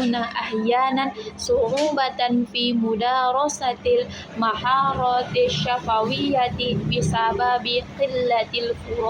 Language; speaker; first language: Arabic; non-native, learner; Indonesian